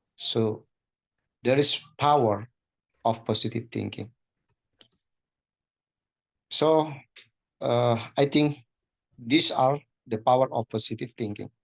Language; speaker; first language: English; non-native, learner; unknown